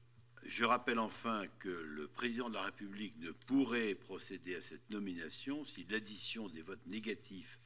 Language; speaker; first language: French; native; French